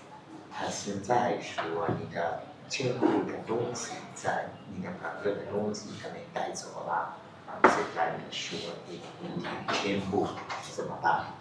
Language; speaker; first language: Chinese; non-native, learner; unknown